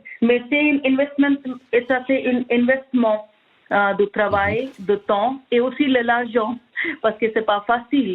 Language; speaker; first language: French; non-native, learner; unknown